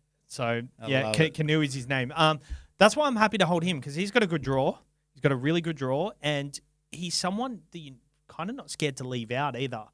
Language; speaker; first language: English; native; English